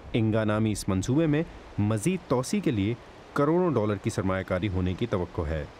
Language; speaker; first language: Urdu; native; Urdu